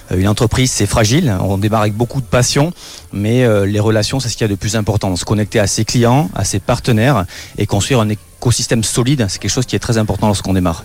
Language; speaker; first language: French; native; French